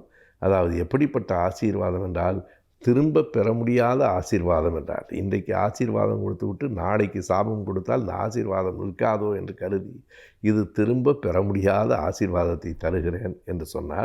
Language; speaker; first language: Tamil; native; Tamil